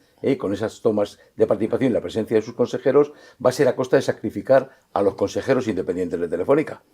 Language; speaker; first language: Spanish; native; Spanish